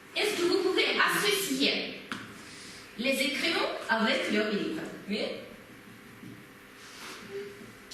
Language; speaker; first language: French; non-native, fluent; Russian